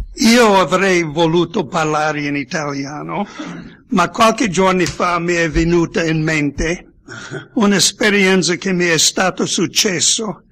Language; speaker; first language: Italian; non-native, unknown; English